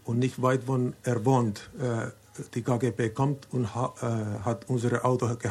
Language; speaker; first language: German; non-native, learner; Finnish